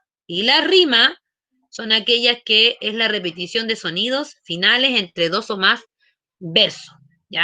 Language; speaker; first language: Spanish; native; Spanish